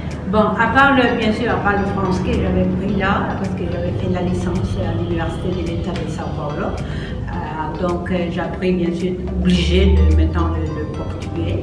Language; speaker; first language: French; non-native, fluent; Spanish